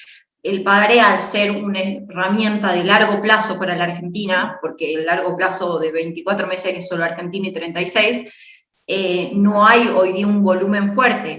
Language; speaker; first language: Spanish; native; Spanish